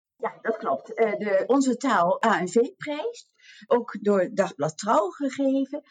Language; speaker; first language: Dutch; native; Dutch